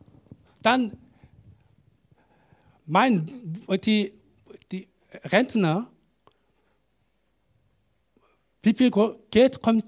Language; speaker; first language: German; non-native, learner; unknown